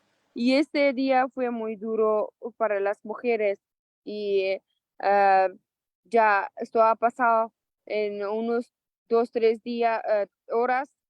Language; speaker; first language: Spanish; non-native, local second language; Persian